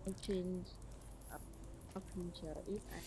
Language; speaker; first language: English; non-native, learner; Vietnamese